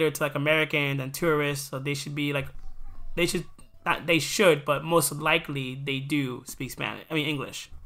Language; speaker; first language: English; early bilingual, other home language; Spanish